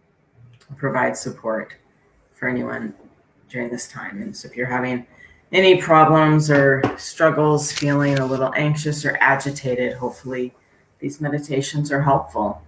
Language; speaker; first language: English; native; English